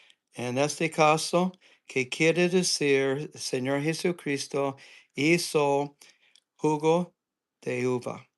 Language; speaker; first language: Spanish; non-native, learner; English